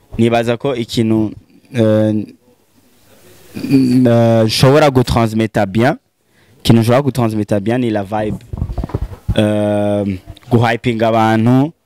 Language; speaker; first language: Rundi; native; Rundi